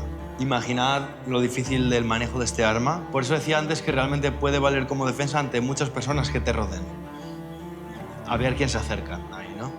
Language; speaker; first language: Spanish; native; Spanish